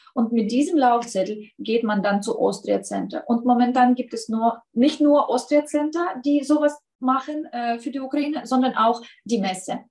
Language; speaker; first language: German; non-native, fluent; Russian